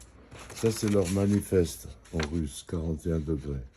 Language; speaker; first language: French; non-native, fluent; Georgian